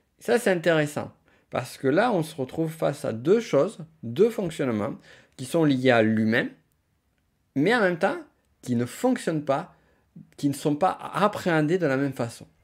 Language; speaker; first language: French; native; French